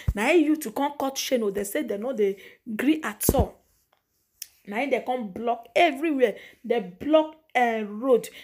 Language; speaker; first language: Nigerian Pidgin; non-native, local second language; Igbo